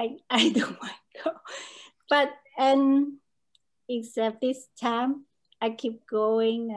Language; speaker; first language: English; non-native, learner; Chinese